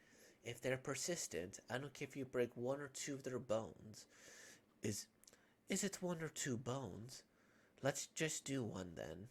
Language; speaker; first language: English; native; English